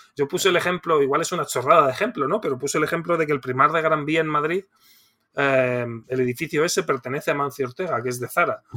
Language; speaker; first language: Spanish; native; Spanish